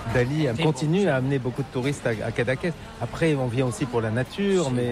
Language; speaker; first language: French; native; French